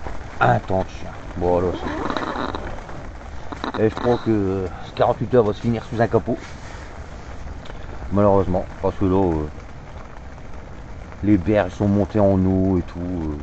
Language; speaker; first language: French; native; French